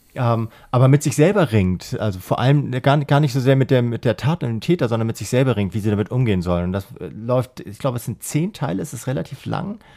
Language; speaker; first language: German; native; German